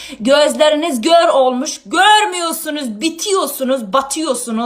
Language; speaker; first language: Turkish; non-native, fluent; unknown